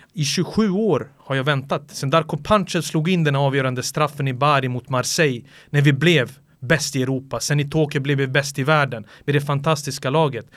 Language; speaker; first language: Swedish; early bilingual, other home language; Bosnian